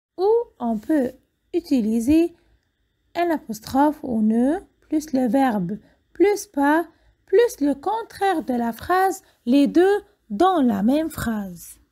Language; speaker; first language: French; non-native, fluent; Arabic